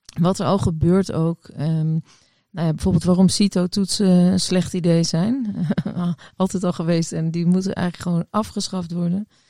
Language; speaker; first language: Dutch; native; Dutch